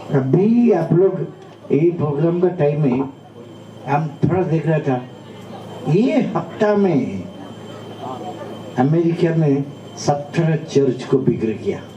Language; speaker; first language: Hindi; non-native, local second language; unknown